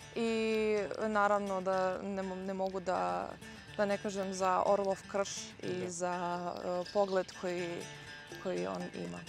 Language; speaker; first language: Croatian; non-native, fluent; Macedonian